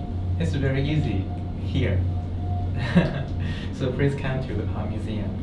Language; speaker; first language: English; non-native, learner; Japanese